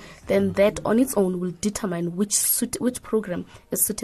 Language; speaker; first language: English; non-native, local second language; Northern Sotho